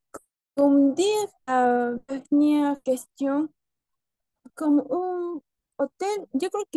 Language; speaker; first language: French; non-native, learner; Spanish